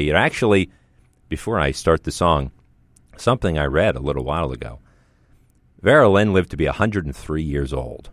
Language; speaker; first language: English; native; English